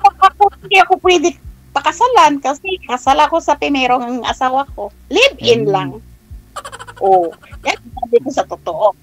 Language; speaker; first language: Filipino; non-native, local second language; Chavacano